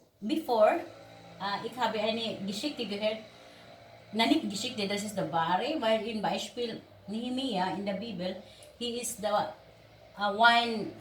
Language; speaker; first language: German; non-native, learner; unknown